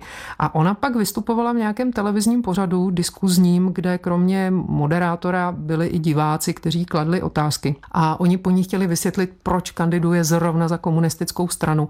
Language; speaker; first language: Czech; native; Czech